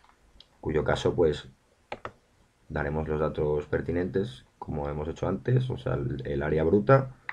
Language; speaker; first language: Spanish; native; Spanish